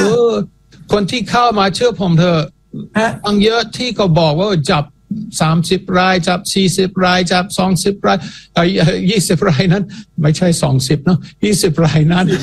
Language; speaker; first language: Thai; non-native, fluent; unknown